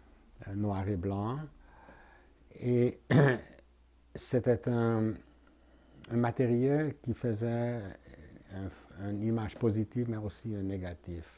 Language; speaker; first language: French; non-native, fluent; Hungarian